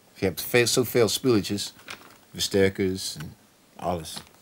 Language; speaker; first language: Dutch; non-native, learner; English